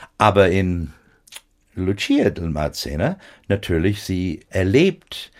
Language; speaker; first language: German; non-native, fluent; English